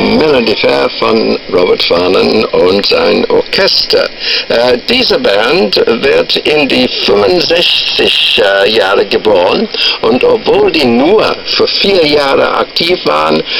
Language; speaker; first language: German; non-native, fluent; English